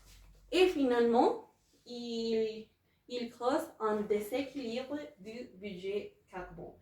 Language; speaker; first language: French; non-native, learner; Spanish